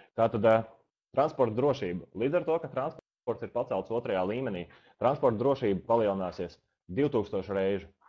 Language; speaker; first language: Latvian; native; Latvian